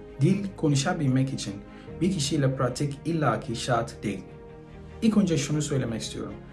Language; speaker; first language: Turkish; non-native, fluent; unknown